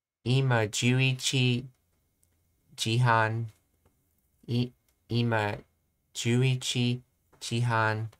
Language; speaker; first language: Japanese; non-native, learner; English